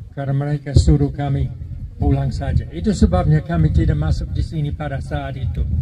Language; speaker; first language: Indonesian; non-native, fluent; English